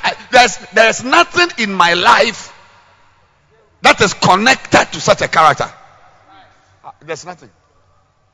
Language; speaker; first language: English; non-native, local second language; Akan